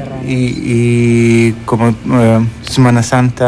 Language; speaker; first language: Spanish; non-native, learner; Russian